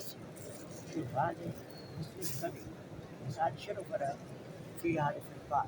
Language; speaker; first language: Arabic; non-native, learner; Urdu